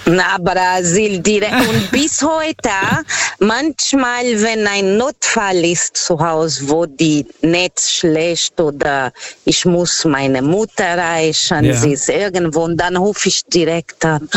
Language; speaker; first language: German; non-native, learner; Portuguese